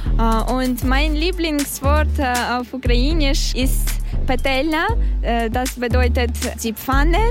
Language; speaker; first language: German; non-native, learner; Russian